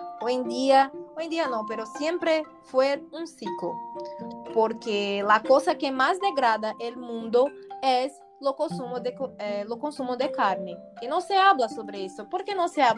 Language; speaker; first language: Spanish; non-native, learner; Portuguese